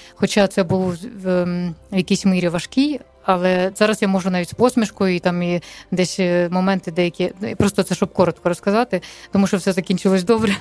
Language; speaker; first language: Ukrainian; non-native, local second language; Russian